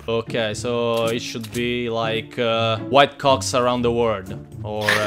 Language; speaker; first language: English; non-native, fluent; Italian